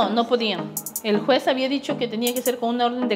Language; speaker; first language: Spanish; native; Spanish